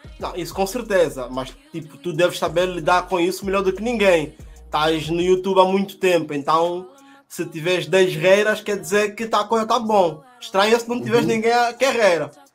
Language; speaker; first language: Portuguese; native; Portuguese